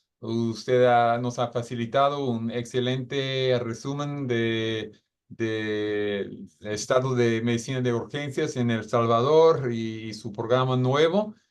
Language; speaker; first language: Spanish; non-native, fluent; English